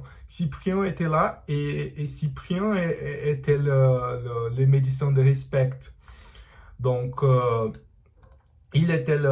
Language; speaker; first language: French; non-native, learner; Portuguese